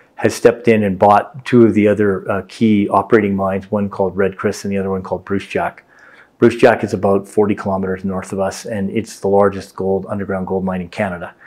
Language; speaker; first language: English; native; English